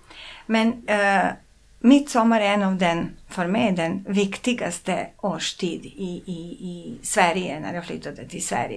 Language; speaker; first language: Swedish; non-native, fluent; Serbian